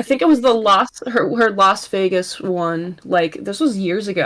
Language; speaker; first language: English; native; English